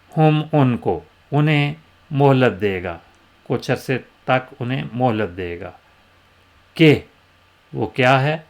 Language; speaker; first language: Urdu; native; Urdu